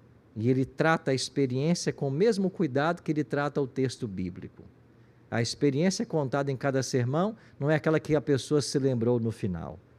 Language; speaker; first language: Portuguese; native; Portuguese